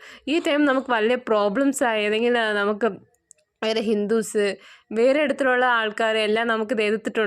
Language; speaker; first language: Malayalam; non-native, learner; Tamil